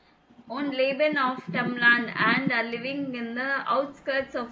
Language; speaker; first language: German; non-native, fluent; Tamil